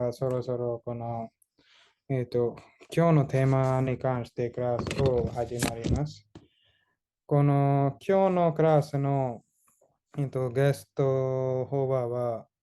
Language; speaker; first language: Japanese; non-native, fluent; Hindi